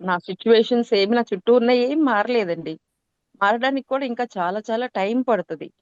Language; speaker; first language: Telugu; native; Telugu